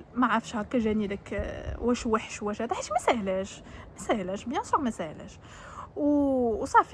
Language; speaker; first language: Arabic; native; Arabic